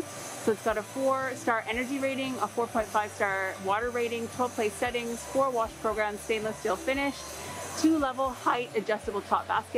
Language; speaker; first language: English; native; English